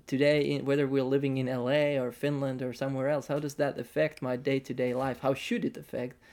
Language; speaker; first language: English; non-native, fluent; Finnish